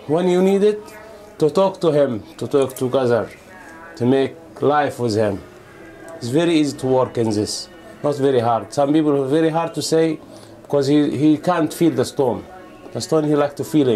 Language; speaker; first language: English; non-native, learner; Arabic